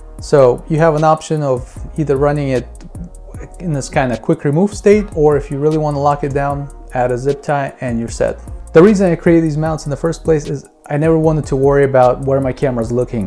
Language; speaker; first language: English; native; English